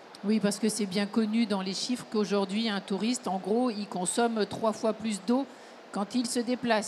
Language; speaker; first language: French; native; French